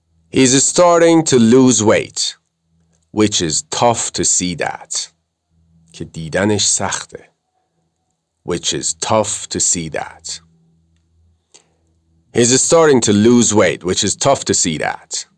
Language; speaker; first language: English; non-native, fluent; Persian